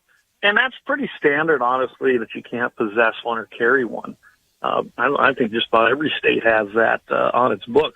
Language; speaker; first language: English; native; English